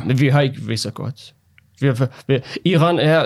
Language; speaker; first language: Danish; non-native, fluent; Persian